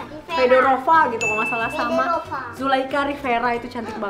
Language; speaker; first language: Indonesian; native; Indonesian